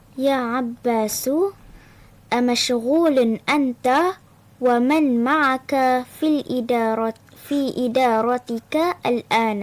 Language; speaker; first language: Arabic; non-native, learner; Malay